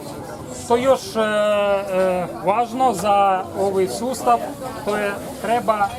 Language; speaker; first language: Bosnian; non-native, learner; Ukrainian